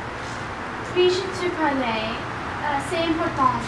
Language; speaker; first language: French; non-native, learner; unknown